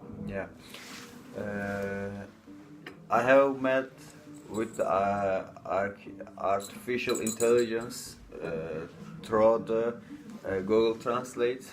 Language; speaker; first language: English; non-native, fluent; Turkish